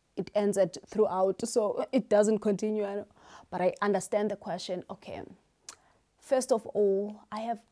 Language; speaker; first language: English; non-native, local second language; Xhosa